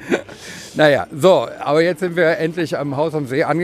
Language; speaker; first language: German; native; German